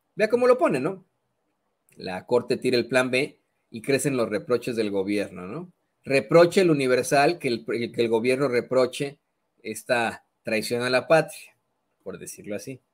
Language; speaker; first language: Spanish; native; Spanish